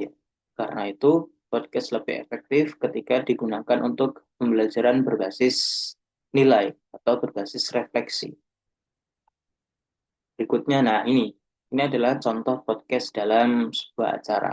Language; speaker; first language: Indonesian; native; Indonesian